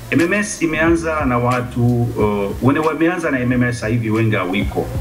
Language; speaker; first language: Swahili; non-native, local second language; Rundi